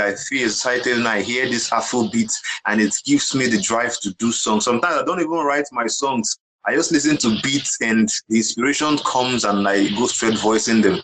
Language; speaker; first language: English; non-native, local second language; Igbo